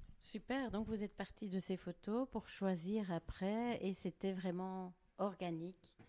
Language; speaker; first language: French; native; French